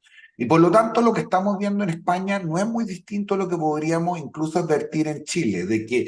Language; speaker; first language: Spanish; native; Spanish